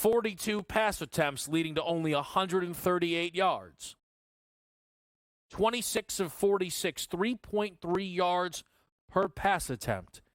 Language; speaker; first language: English; native; English